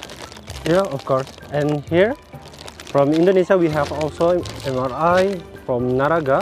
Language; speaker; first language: English; non-native, fluent; Indonesian